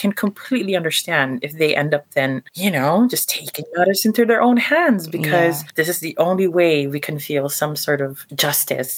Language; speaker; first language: English; non-native, local second language; Cebuano